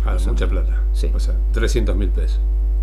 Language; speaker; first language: Spanish; native; Spanish